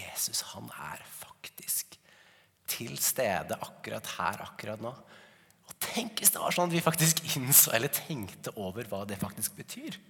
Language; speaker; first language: Norwegian; native; Norwegian